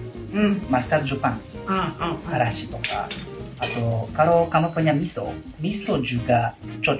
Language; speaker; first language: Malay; non-native, learner; Japanese